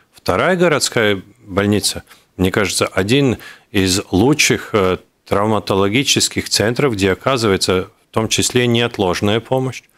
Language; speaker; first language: Russian; non-native, local second language; Latvian